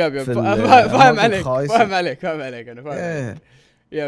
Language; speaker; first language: Arabic; native; Arabic